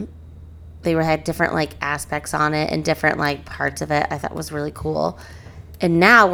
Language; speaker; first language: English; native; English